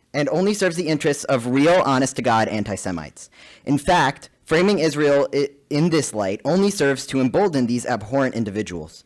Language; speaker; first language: English; native; English